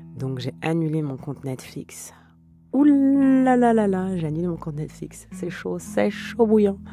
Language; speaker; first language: French; native; French